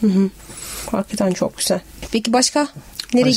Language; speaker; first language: Turkish; non-native, fluent; Arabic